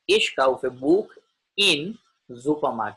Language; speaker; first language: German; non-native, learner; Gujarati